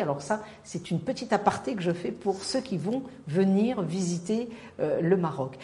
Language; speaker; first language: French; non-native, local second language; Arabic